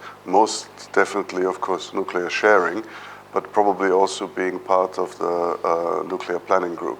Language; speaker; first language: English; non-native, fluent; German